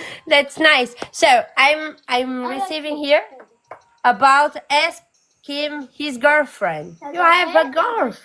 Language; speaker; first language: English; non-native, learner; Portuguese